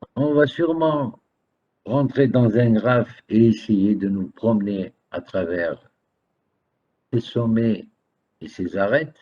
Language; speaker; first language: French; non-native, local second language; Arabic